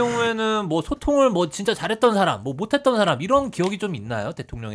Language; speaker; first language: Korean; native; Korean